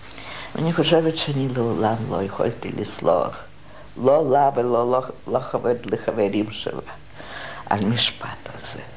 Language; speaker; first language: Hebrew; non-native, fluent; Russian